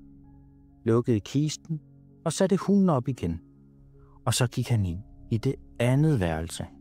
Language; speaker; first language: Danish; native; Danish